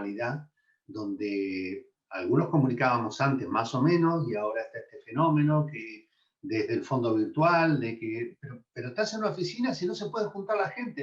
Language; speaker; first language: Spanish; native; Spanish